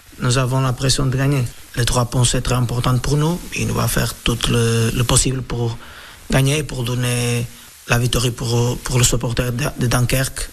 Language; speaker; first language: French; non-native, learner; Portuguese